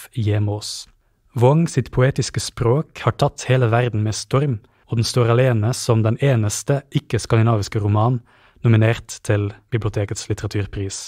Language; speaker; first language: Norwegian; native; Norwegian